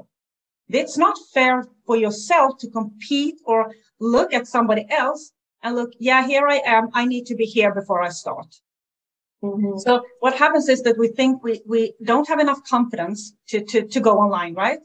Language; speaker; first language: English; non-native, fluent; Swedish